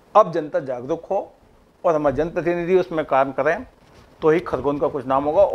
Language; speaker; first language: Hindi; native; Hindi